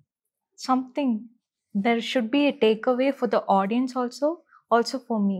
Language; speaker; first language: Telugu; non-native, learner; Tamil